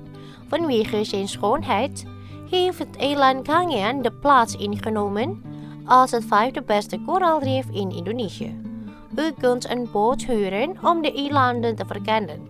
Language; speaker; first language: Dutch; non-native, fluent; Indonesian